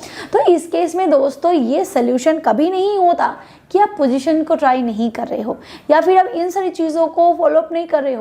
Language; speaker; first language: Hindi; native; Hindi